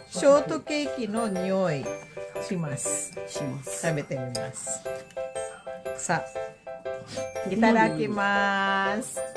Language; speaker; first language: Japanese; non-native, fluent; Filipino